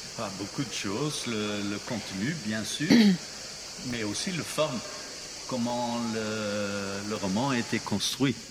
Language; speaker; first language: French; non-native, fluent; Dutch